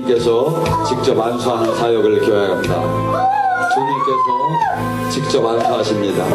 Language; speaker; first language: Korean; native; Korean